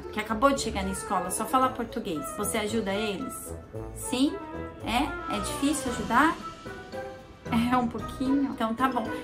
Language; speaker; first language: Portuguese; native; Portuguese